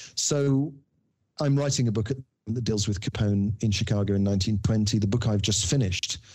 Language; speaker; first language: English; native; English